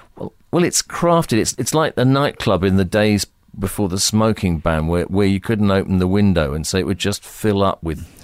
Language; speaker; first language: English; native; English